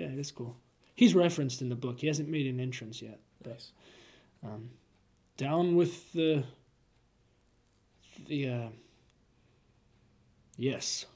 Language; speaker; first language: English; native; English